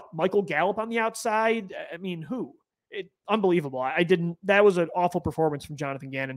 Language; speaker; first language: English; native; English